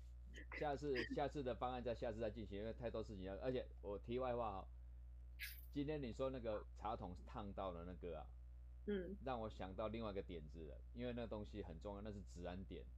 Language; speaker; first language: Chinese; native; Chinese